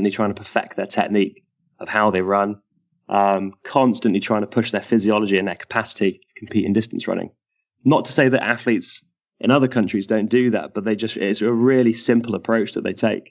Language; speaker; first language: English; native; English